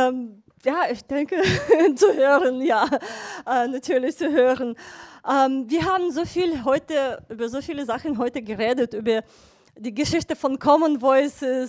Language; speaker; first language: German; non-native, learner; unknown